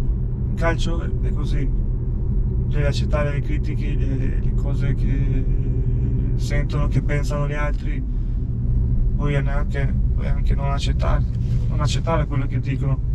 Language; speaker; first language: Italian; non-native, fluent; Albanian